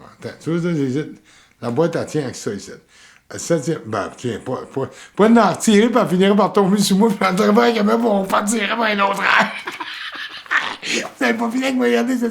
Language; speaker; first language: French; native; French